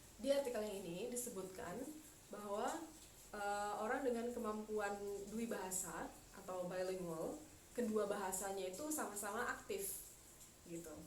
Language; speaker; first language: Indonesian; native; Indonesian